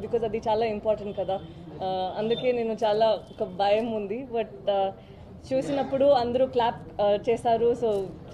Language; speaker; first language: Telugu; non-native, local second language; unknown